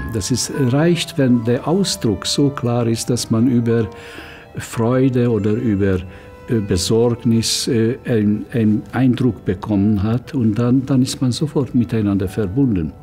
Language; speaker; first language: German; non-native, fluent; Hungarian